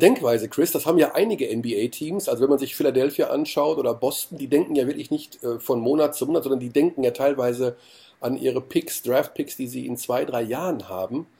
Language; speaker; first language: German; native; German